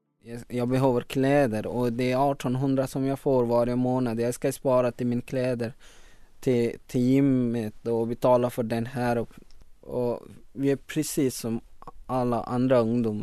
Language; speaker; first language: Swedish; non-native, learner; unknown